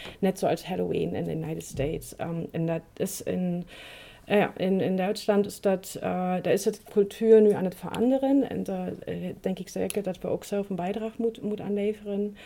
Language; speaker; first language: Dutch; non-native, fluent; German